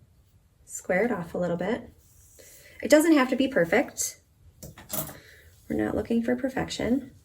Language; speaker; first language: English; native; English